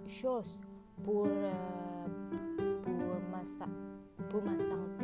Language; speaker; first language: French; non-native, learner; Indonesian